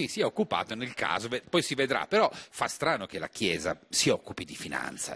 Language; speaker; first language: Italian; native; Italian